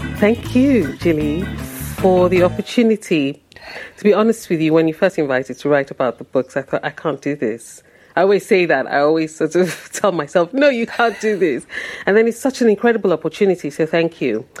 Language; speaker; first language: English; non-native, local second language; Yoruba